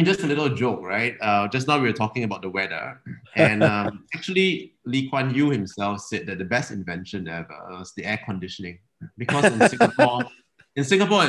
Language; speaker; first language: English; native; English